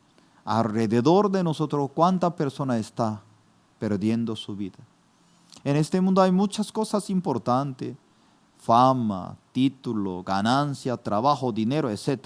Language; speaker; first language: Spanish; non-native, fluent; Korean